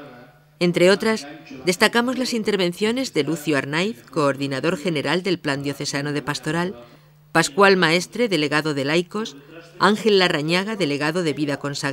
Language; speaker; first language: Spanish; native; Spanish